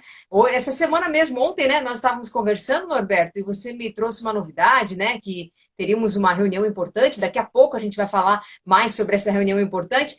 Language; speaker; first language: Portuguese; native; Portuguese